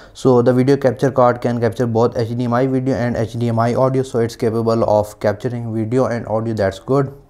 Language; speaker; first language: English; non-native, local second language; Urdu